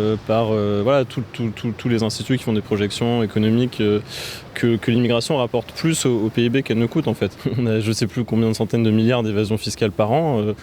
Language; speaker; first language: French; native; French